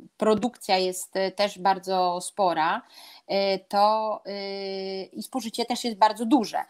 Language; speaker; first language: Polish; native; Polish